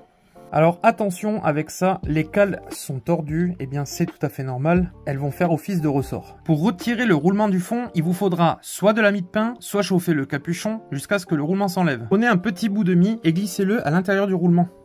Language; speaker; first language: French; native; French